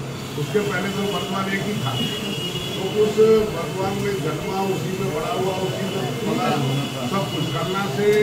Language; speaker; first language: Hindi; non-native, local second language; Bangla